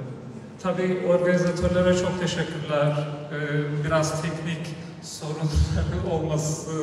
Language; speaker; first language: Turkish; non-native, local second language; Aramaic